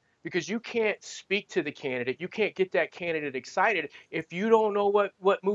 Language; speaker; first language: English; native; English